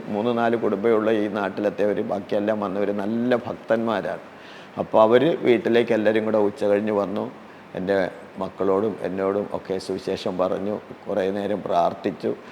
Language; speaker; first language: Malayalam; native; Malayalam